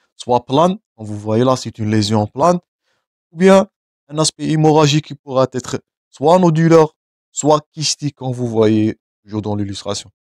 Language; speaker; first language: French; non-native, local second language; Arabic